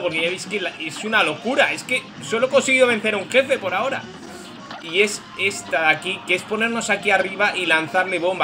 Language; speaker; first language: Spanish; native; Spanish